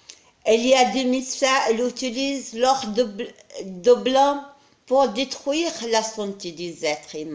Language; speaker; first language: French; non-native, learner; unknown